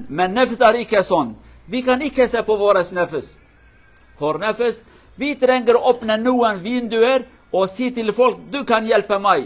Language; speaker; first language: Norwegian; non-native, learner; Central Kurdish